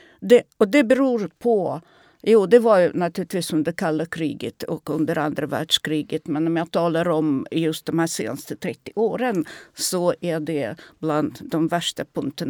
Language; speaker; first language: Swedish; non-native, fluent; Russian